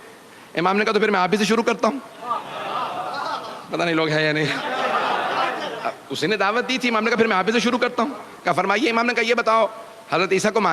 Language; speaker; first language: Urdu; native; Urdu